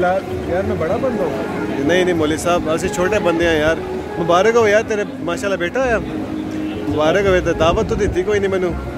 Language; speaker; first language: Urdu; non-native, local second language; Punjabi